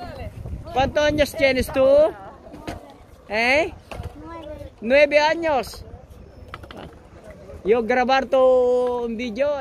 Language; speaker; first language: Spanish; non-native, learner; Filipino